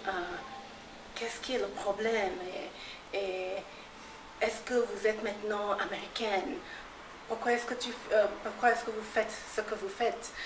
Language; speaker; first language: French; non-native, fluent; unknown